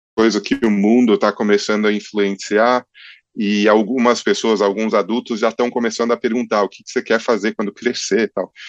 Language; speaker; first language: Portuguese; early bilingual, other home language; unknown